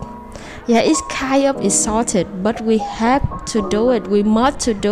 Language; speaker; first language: English; non-native, learner; Vietnamese